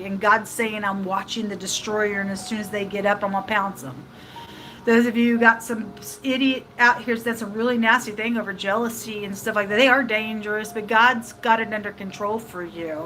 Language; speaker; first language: English; native; English